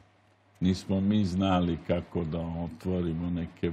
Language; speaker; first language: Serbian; non-native, learner; Italian